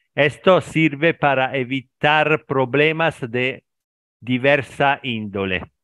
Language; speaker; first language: Spanish; non-native, learner; Italian